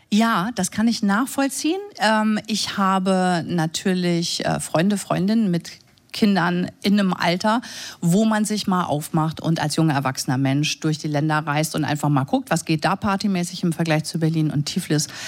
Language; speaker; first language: German; native; German